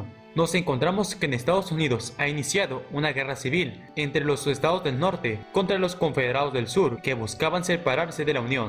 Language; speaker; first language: Spanish; native; Spanish